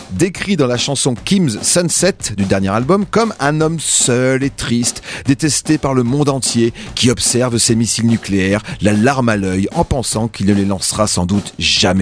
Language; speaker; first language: French; native; French